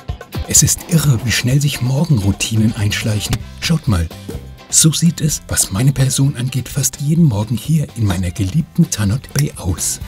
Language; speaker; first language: German; native; German